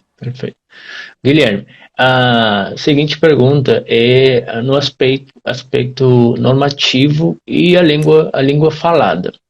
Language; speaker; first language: Portuguese; non-native, fluent; Spanish